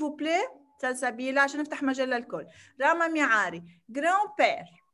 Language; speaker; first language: French; non-native, fluent; Arabic